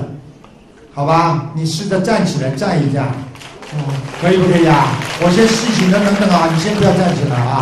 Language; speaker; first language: Chinese; native; Chinese